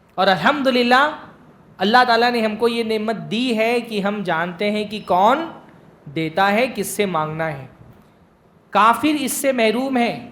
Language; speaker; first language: Urdu; native; Urdu